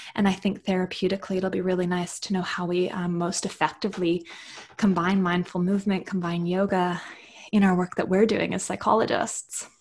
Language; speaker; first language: English; native; English